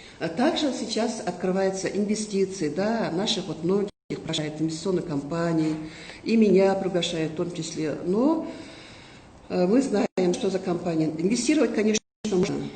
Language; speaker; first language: Russian; non-native, local second language; Kazakh